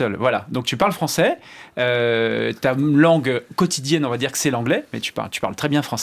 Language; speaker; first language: French; native; French